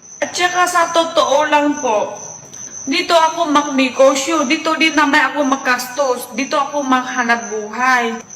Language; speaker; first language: Filipino; non-native, learner; Chinese